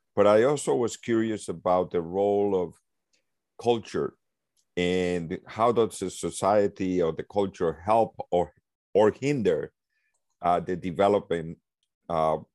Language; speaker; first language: English; early bilingual, other home language; Spanish